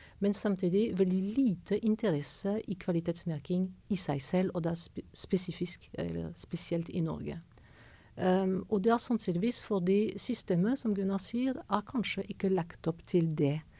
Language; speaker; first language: Norwegian; non-native, fluent; French